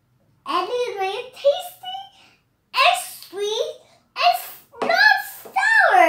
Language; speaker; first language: English; non-native, learner; Vietnamese